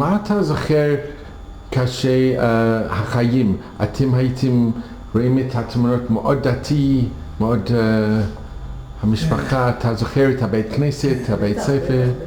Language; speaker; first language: Hebrew; non-native, fluent; English